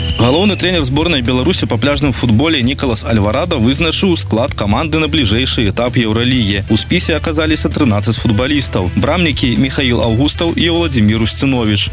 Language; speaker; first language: Belarusian; native; Belarusian